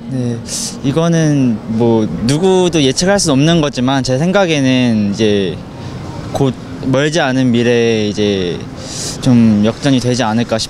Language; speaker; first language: Korean; native; Korean